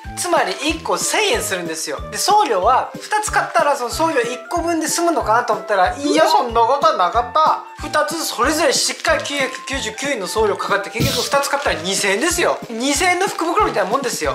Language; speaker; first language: Japanese; non-native, fluent; Korean